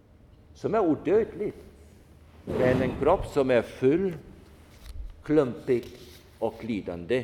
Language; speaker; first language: Swedish; non-native, fluent; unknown